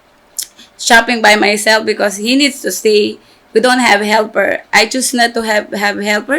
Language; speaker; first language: English; non-native, local second language; Filipino